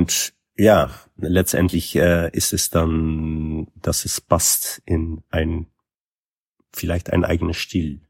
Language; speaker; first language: German; non-native, fluent; Dutch